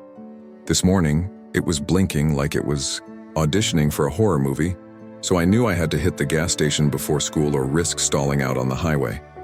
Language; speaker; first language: English; native; English